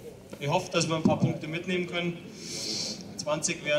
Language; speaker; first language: German; native; German